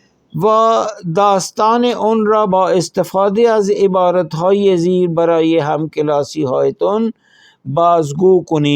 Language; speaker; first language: Persian; non-native, fluent; Urdu